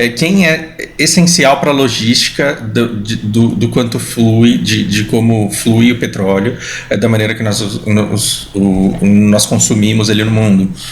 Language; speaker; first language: Portuguese; native; Portuguese